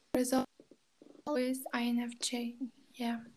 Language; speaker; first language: English; non-native, learner; Kazakh